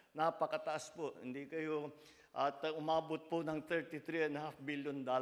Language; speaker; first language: Filipino; native; Filipino